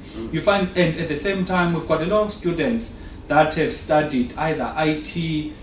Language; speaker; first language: English; non-native, local second language; Xhosa